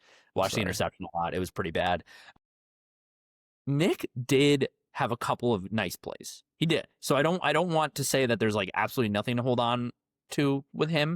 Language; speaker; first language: English; native; English